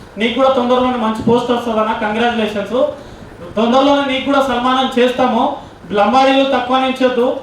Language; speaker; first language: Telugu; non-native, local second language; Lambadi